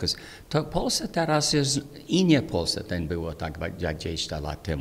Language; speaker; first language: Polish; non-native, learner; English